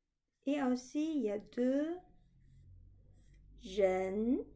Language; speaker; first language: French; non-native, fluent; Chinese